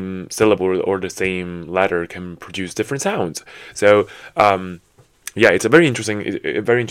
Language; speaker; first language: English; non-native, fluent; Italian